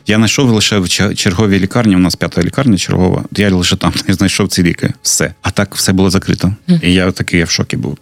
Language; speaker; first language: Ukrainian; non-native, local second language; Russian